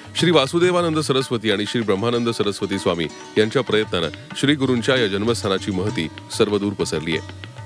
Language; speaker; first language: Marathi; native; Marathi